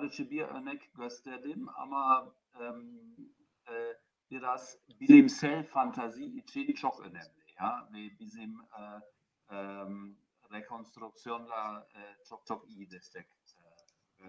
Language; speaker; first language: Turkish; non-native, fluent; German